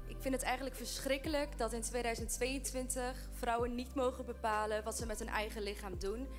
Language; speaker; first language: Dutch; non-native, fluent; Portuguese